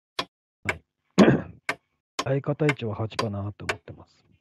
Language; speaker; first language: Japanese; native; Japanese